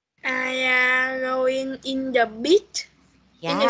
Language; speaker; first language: English; non-native, learner; Vietnamese